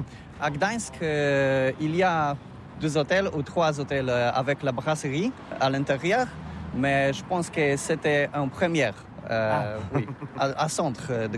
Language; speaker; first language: French; non-native, learner; Polish